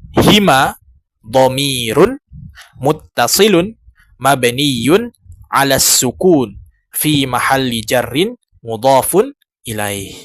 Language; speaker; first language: Arabic; non-native, fluent; Indonesian